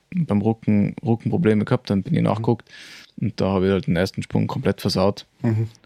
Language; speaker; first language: German; native; German